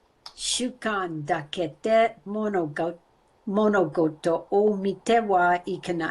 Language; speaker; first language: Japanese; non-native, learner; English